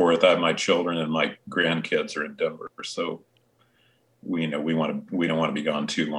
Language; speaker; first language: English; native; English